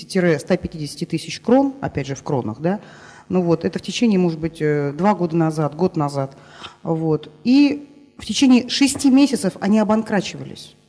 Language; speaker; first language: Russian; native; Russian